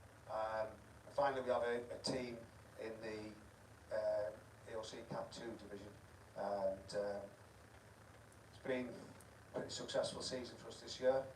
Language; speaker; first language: English; native; English